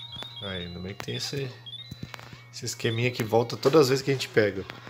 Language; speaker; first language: Portuguese; native; Portuguese